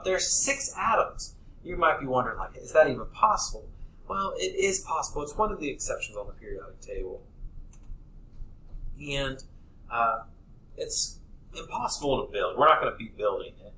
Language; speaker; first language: English; native; English